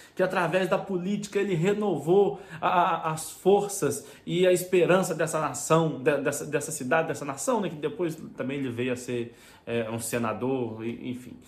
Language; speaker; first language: Portuguese; native; Portuguese